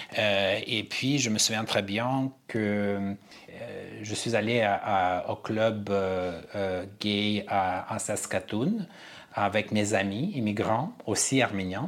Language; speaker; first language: French; non-native, fluent; Armenian